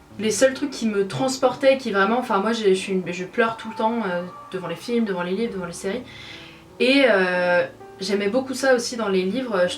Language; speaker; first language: French; native; French